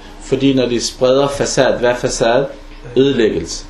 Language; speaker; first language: Danish; non-native, fluent; Arabic